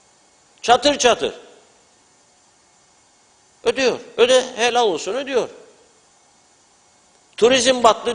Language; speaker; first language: Turkish; native; Turkish